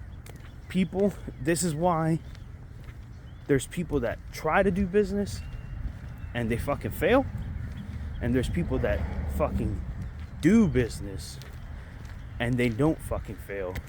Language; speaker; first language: English; native; English